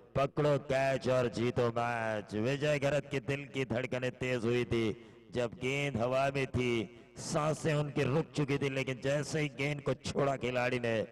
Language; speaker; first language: Hindi; non-native, local second language; Marathi